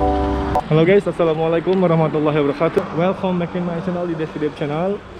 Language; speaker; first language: Indonesian; native; Indonesian